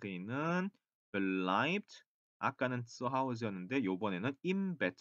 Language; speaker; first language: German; non-native, fluent; Korean